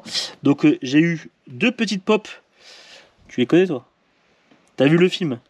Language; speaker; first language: French; native; French